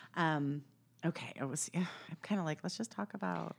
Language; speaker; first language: English; native; English